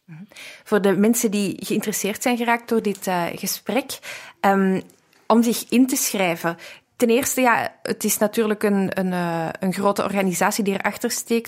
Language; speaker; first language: Dutch; native; Dutch